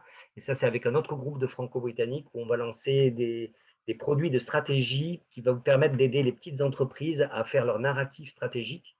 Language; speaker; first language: French; native; French